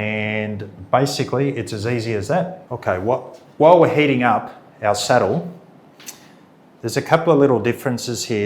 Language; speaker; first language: English; native; English